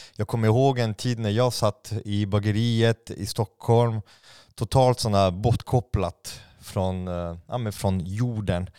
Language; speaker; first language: Swedish; non-native, fluent; French